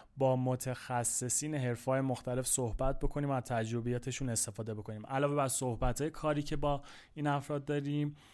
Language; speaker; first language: Persian; native; Persian